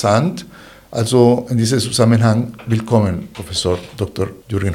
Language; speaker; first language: German; non-native, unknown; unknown